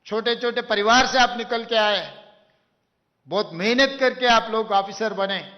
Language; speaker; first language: Hindi; non-native, local second language; Telugu